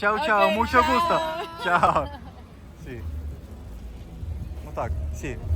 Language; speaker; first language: Spanish; non-native, learner; Russian